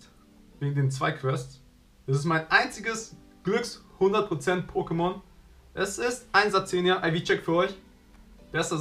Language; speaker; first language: German; native; German